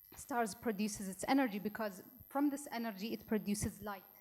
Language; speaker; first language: English; non-native, local second language; Arabic